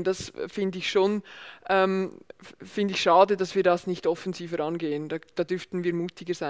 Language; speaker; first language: German; native; German